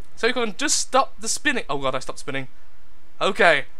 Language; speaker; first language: English; native; English